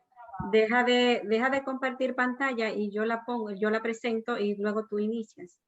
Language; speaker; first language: Spanish; native; Spanish